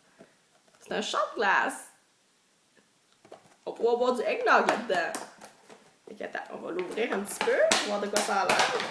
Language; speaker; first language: French; native; French